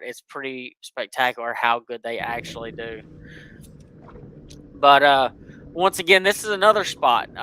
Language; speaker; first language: English; native; English